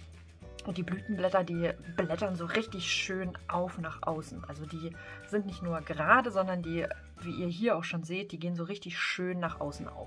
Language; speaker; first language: German; native; German